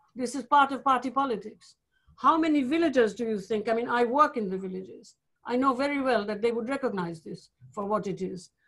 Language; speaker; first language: English; non-native, local second language; Bangla